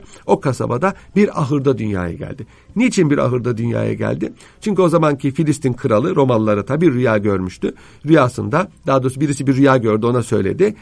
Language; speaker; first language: Turkish; native; Turkish